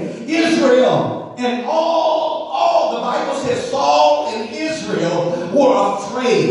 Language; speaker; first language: English; native; English